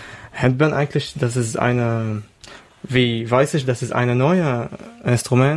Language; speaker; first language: German; non-native, learner; Arabic